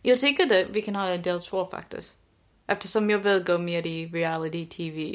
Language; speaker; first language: Swedish; non-native, learner; English